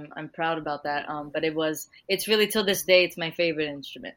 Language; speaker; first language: English; early bilingual, other home language; Portuguese